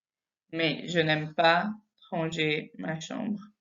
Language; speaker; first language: French; non-native, fluent; English